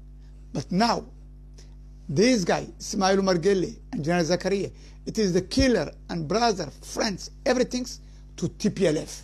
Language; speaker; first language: English; non-native, learner; Somali